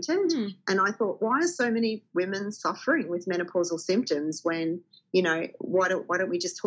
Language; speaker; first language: English; native; English